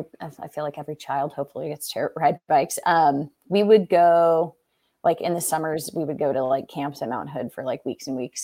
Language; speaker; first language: English; native; English